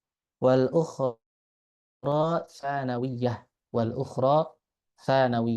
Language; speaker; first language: Arabic; non-native, fluent; Indonesian